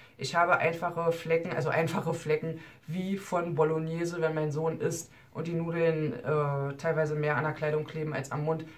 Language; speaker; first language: German; native; German